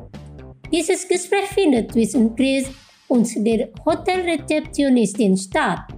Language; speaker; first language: German; non-native, fluent; Indonesian